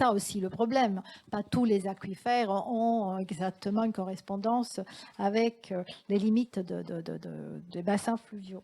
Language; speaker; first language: French; non-native, fluent; Italian